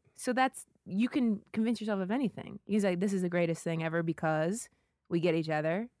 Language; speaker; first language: English; native; English